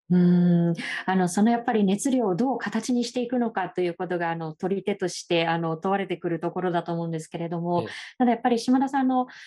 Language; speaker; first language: Japanese; native; Japanese